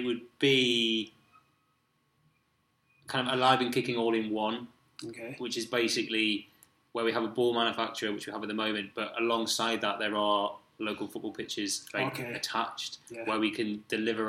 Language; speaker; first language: English; native; English